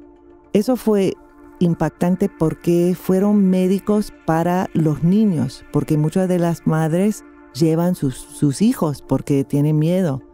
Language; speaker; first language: Spanish; non-native, fluent; English